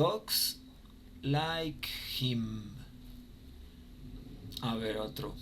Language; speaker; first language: English; non-native, fluent; Spanish